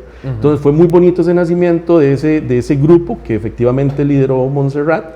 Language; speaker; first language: Spanish; native; Spanish